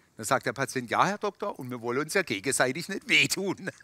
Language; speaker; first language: German; native; German